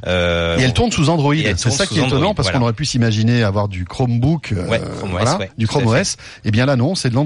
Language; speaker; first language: French; native; French